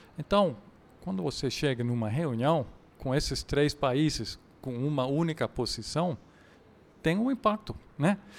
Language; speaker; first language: Portuguese; non-native, fluent; Dutch